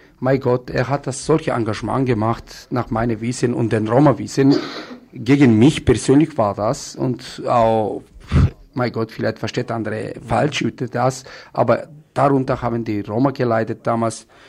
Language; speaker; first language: German; non-native, fluent; Romany